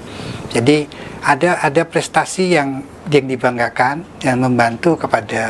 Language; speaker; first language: Indonesian; native; Indonesian